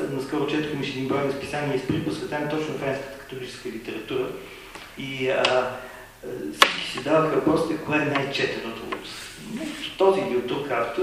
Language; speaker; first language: Bulgarian; native; Bulgarian